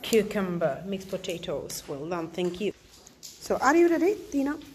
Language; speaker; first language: English; non-native, fluent; Czech